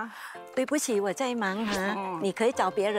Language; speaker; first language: Chinese; non-native, learner; Thai